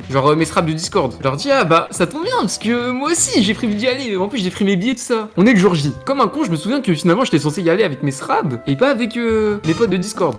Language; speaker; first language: French; native; French